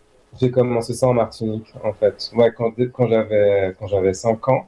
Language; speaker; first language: French; native; French